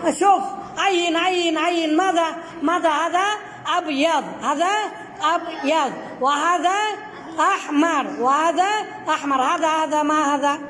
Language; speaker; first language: Arabic; non-native, fluent; Bangla